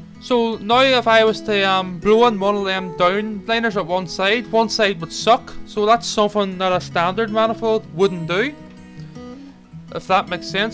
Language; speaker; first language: English; native; English